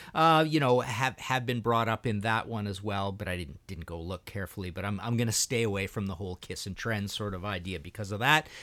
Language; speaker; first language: English; early bilingual, other home language; Russian